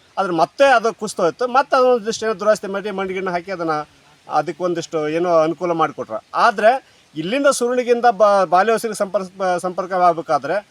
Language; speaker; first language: Kannada; native; Kannada